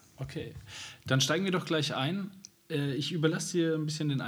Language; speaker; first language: German; native; German